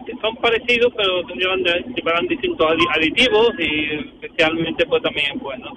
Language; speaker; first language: Spanish; native; Spanish